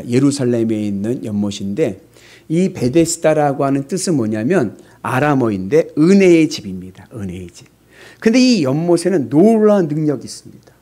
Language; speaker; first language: Korean; native; Korean